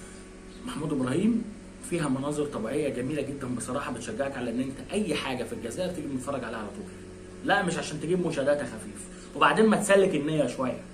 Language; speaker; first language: Arabic; native; Arabic